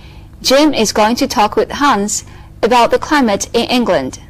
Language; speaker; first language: English; non-native, fluent; Chinese